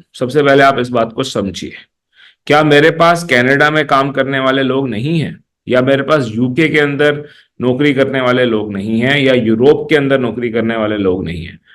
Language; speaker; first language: Hindi; native; Hindi